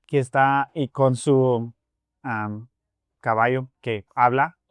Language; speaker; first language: Spanish; non-native, fluent; English